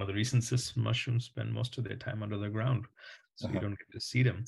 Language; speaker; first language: English; non-native, local second language; Malayalam